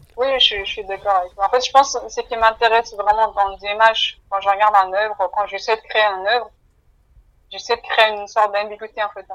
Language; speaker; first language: French; non-native, fluent; Mongolian